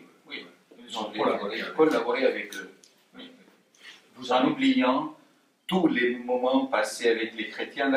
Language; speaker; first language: French; non-native, fluent; Arabic